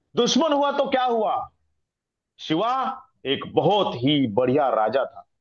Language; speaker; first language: Hindi; non-native, local second language; Marathi